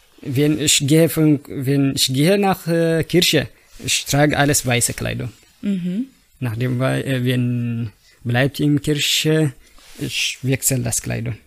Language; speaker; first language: German; non-native, learner; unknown